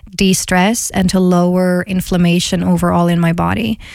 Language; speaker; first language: English; non-native, fluent; Swedish